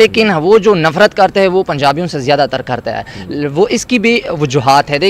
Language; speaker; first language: Hindi; non-native, local second language; Pashto